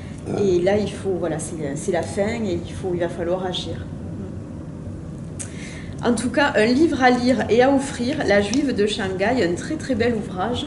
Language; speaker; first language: French; native; French